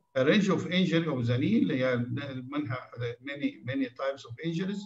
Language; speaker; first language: English; non-native, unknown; Arabic